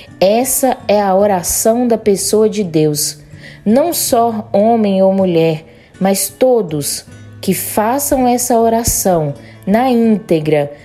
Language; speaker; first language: Portuguese; native; Portuguese